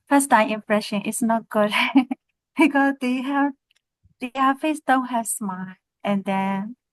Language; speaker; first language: English; non-native, learner; Burmese